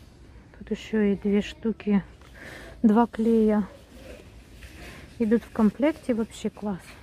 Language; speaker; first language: Russian; native; Russian